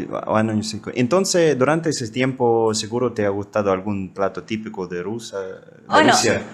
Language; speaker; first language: Spanish; non-native, fluent; Russian